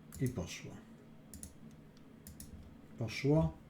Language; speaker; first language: Polish; native; Polish